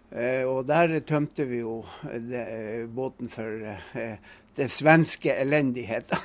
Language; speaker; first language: Norwegian; native; Norwegian